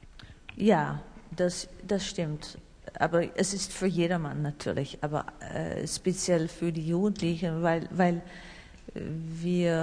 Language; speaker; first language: German; non-native, learner; Dutch